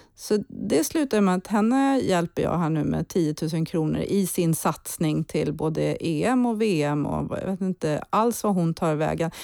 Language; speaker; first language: Swedish; early bilingual, heritage; Swedish